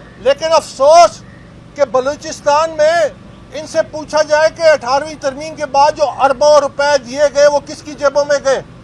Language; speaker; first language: Urdu; non-native, local second language; Pashto